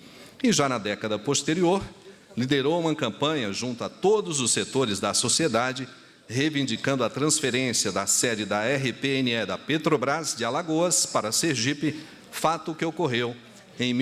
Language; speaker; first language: Portuguese; native; Portuguese